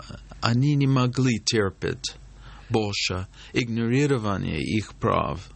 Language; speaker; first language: Russian; non-native, fluent; English